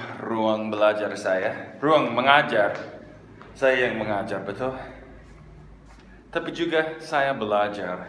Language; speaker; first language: Indonesian; non-native, fluent; English